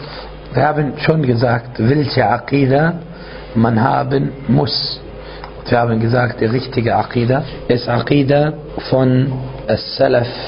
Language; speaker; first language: German; non-native, fluent; Arabic